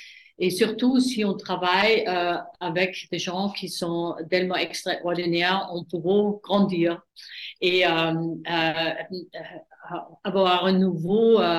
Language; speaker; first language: French; non-native, fluent; German